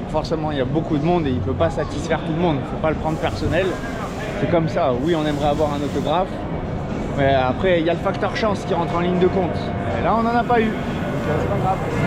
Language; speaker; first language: French; native; French